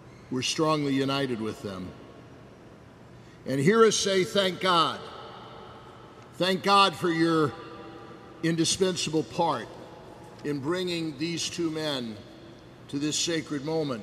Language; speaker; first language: English; native; English